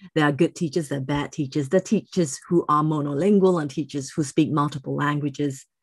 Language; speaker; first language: English; native; English